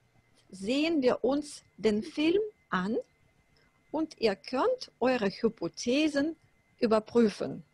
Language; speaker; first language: German; non-native, fluent; Russian